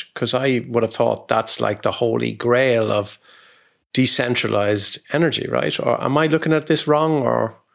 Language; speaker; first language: English; native; English